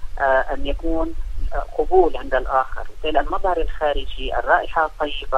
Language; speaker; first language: Arabic; native; Arabic